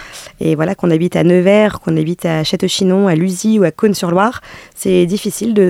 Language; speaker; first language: French; native; French